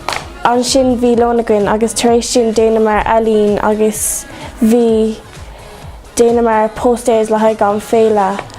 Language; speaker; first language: Irish; non-native, local second language; English